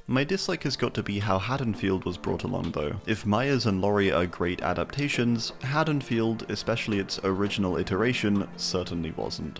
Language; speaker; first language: English; native; English